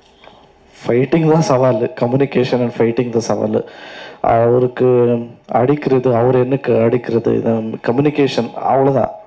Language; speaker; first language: Tamil; non-native, learner; Kannada